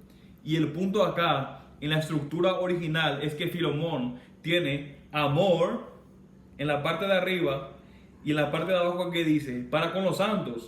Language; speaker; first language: Spanish; native; Spanish